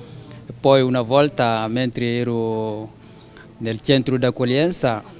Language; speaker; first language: Italian; non-native, fluent; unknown